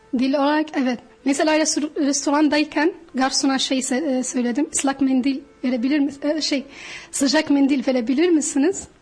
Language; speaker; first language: Turkish; non-native, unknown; Arabic